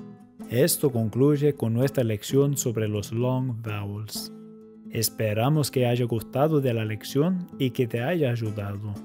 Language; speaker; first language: Spanish; non-native, fluent; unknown